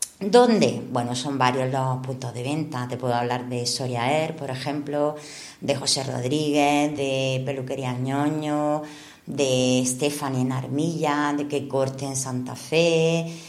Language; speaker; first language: Spanish; non-native, fluent; Italian